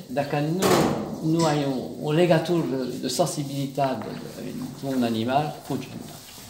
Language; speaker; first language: Romanian; non-native, learner; French